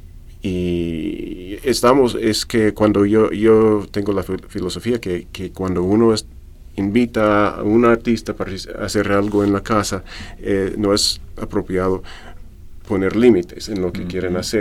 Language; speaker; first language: Spanish; non-native, fluent; English